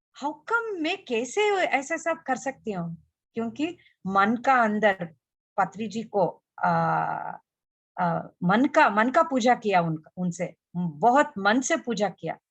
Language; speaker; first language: Hindi; non-native, local second language; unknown